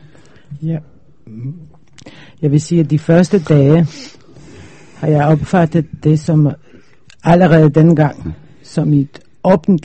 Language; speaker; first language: Danish; non-native, fluent; Polish